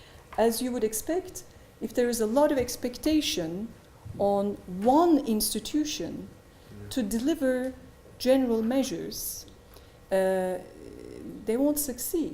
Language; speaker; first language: English; non-native, fluent; Turkish